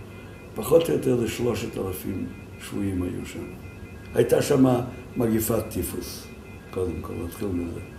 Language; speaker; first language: Hebrew; non-native, fluent; Yiddish